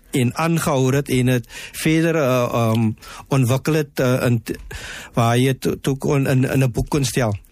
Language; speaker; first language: Afrikaans; native; Afrikaans